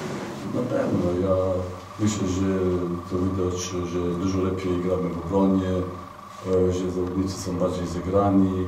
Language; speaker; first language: Polish; non-native, fluent; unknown